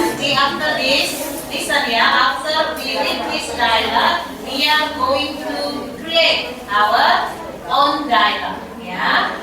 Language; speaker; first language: English; non-native, fluent; Indonesian